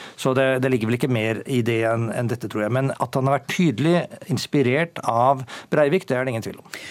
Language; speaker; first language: Norwegian; native; Norwegian